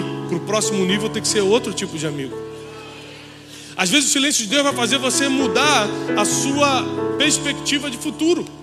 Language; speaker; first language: Portuguese; native; Portuguese